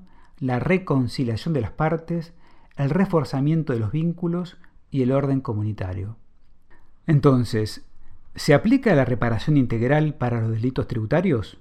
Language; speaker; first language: Spanish; native; Spanish